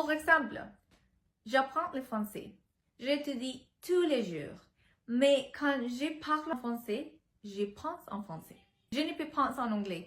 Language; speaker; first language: French; non-native, learner; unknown